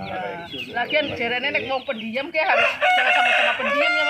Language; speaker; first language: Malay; non-native, local second language; Javanese